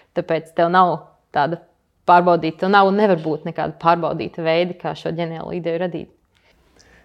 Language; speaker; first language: Latvian; native; Latvian